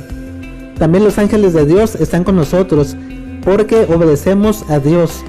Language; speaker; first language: Spanish; native; Spanish